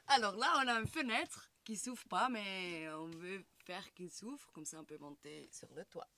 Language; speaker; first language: French; non-native, learner; German